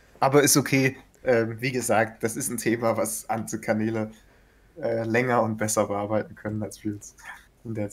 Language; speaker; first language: German; native; German